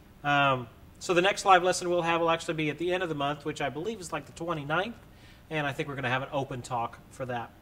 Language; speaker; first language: English; native; English